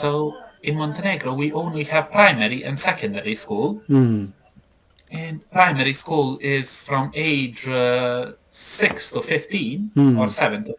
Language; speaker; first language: English; non-native, fluent; Serbian